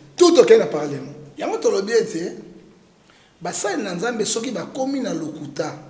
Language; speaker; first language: Lingala; native; Lingala